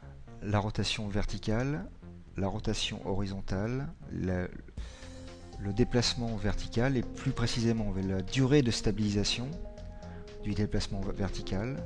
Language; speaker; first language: French; native; French